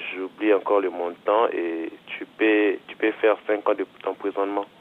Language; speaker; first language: French; non-native, local second language; Lingala